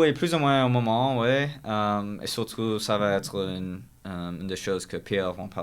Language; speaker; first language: French; non-native, learner; English